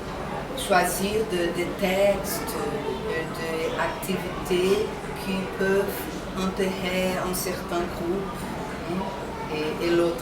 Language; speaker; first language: French; non-native, fluent; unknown